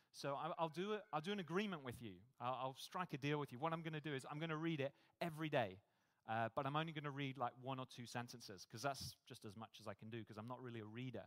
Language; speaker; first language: English; native; English